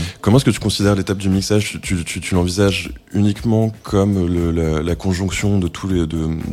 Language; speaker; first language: French; native; French